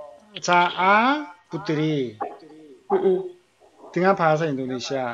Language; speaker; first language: Indonesian; non-native, learner; Korean